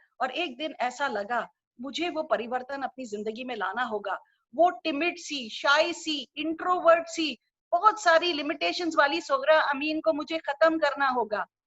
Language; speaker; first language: Hindi; non-native, local second language; Urdu